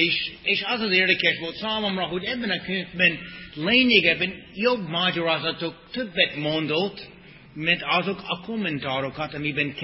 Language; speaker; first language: Hungarian; non-native, fluent; English